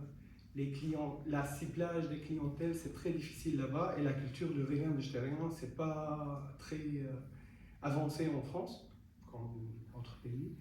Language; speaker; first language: French; non-native, fluent; Arabic